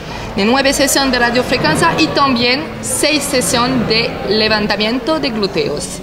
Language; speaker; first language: Spanish; non-native, learner; French